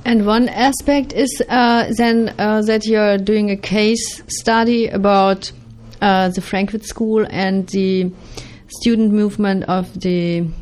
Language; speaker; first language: English; non-native, fluent; German